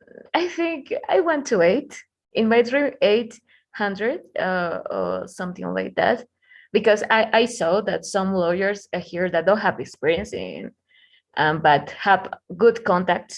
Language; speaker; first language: English; non-native, learner; Spanish